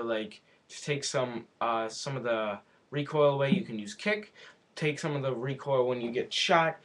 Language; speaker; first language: English; native; English